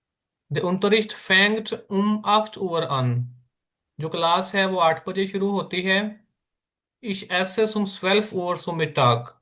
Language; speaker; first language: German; non-native, learner; Urdu